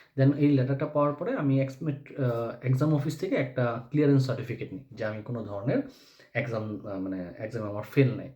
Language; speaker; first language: Bangla; native; Bangla